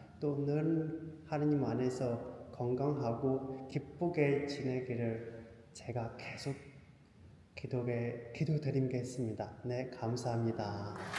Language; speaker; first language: Korean; non-native, fluent; Chinese